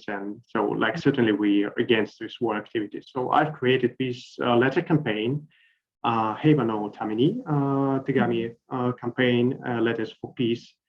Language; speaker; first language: English; non-native, fluent; Russian